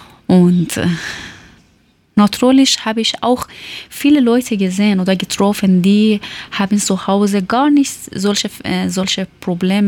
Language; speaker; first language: German; non-native, learner; Persian